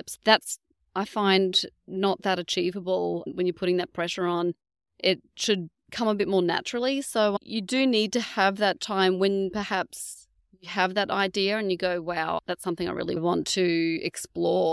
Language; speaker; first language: English; native; English